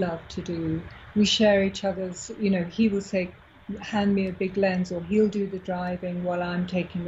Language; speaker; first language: English; native; English